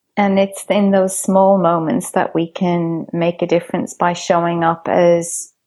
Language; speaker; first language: English; native; English